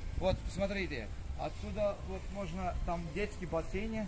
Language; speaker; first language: Russian; non-native, learner; Turkish